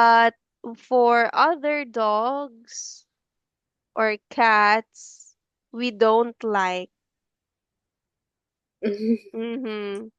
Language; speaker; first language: English; non-native, fluent; Filipino